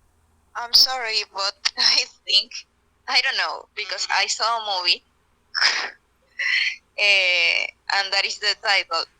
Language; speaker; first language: English; non-native, learner; Spanish